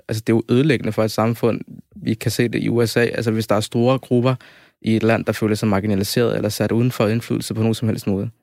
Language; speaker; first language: Danish; early bilingual, other home language; Somali